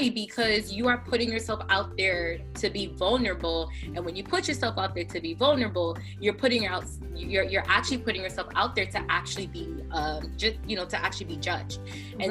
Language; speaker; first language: English; native; English